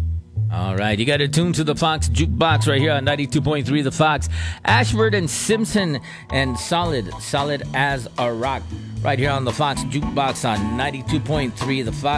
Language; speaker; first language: English; native; English